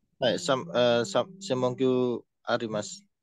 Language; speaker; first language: Japanese; non-native, learner; Indonesian